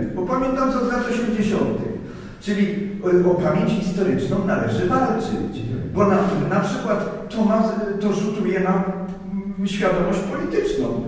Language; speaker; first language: Polish; native; Polish